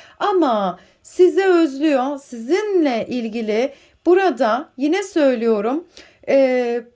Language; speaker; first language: Turkish; native; Turkish